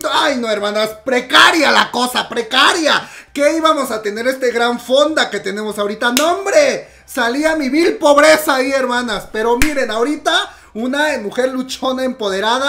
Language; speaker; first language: Spanish; native; Spanish